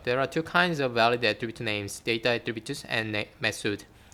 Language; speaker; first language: English; non-native, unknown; Korean